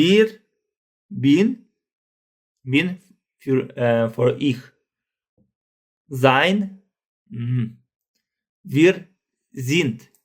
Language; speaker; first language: German; non-native, fluent; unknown